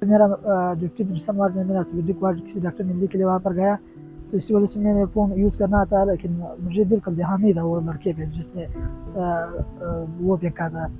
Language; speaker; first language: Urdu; non-native, local second language; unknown